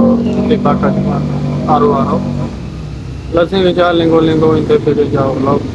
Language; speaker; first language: Filipino; non-native, learner; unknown